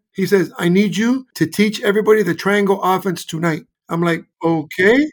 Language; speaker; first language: English; native; English